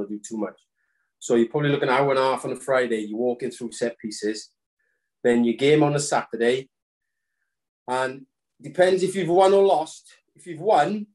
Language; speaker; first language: English; native; English